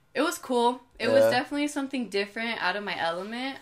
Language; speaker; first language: English; native; English